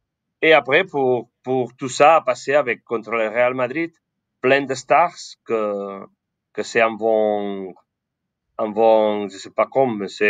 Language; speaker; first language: French; non-native, fluent; Spanish